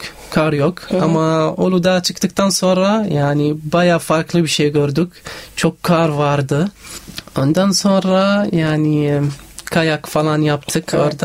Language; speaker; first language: Turkish; non-native, learner; Arabic